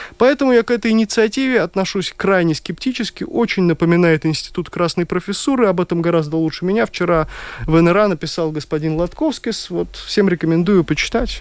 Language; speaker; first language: Russian; native; Russian